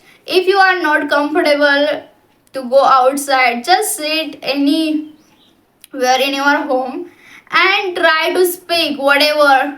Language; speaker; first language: English; non-native, local second language; Hindi